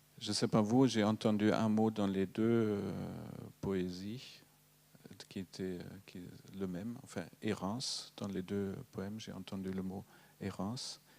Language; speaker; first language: French; non-native, fluent; German